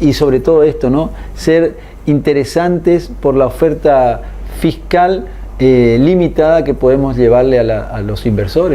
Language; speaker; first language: Spanish; native; Spanish